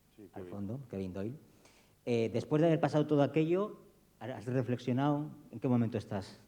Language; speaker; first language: Spanish; non-native, local second language; Basque